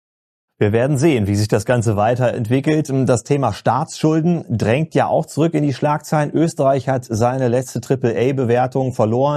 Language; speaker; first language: German; native; German